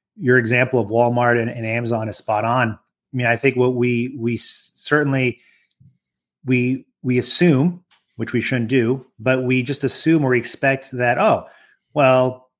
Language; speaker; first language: English; early bilingual, other home language; French